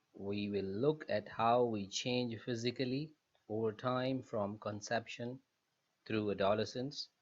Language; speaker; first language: English; non-native, local second language; Urdu